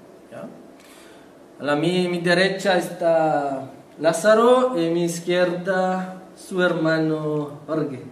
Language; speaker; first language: Spanish; non-native, fluent; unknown